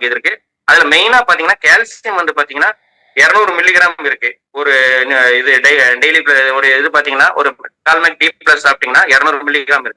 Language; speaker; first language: Tamil; native; Tamil